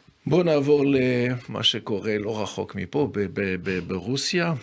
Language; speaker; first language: Hebrew; non-native, fluent; French